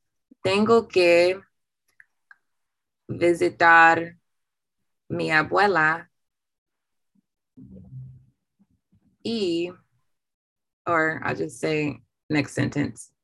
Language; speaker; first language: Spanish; non-native, learner; English